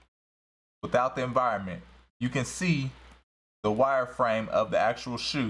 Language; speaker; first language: English; native; English